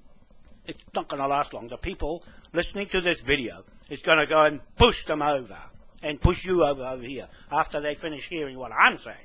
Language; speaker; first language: English; native; English